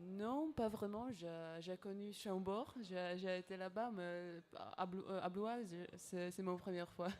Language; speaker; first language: French; non-native, learner; Polish